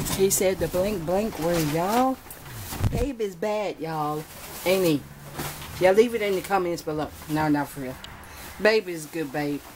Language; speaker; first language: English; native; English